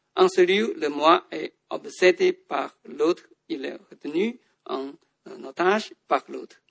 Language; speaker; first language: French; non-native, fluent; Chinese